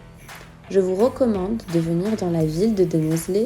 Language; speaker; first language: French; non-native, fluent; Azerbaijani